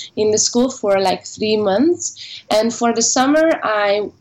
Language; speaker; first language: English; non-native, fluent; Hungarian